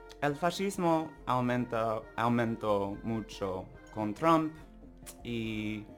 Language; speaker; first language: Spanish; non-native, learner; English